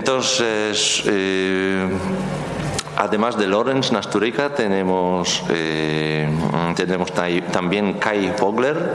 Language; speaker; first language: Spanish; non-native, learner; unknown